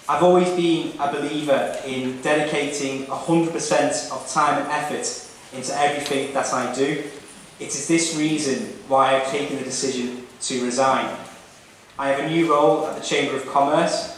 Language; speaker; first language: English; native; English